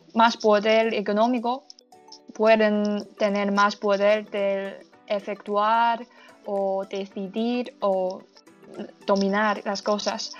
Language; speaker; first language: Spanish; non-native, learner; Chinese